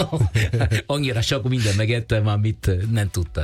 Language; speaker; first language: Hungarian; non-native, fluent; Italian